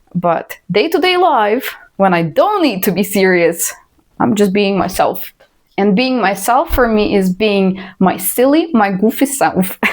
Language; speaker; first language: English; non-native, fluent; Ukrainian